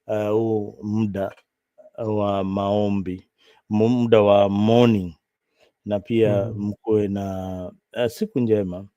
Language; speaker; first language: Swahili; non-native, local second language; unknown